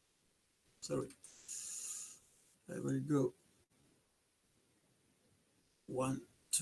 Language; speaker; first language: English; non-native, fluent; French